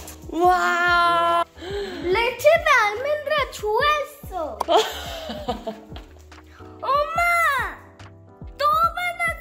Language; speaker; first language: Korean; early bilingual, heritage; Korean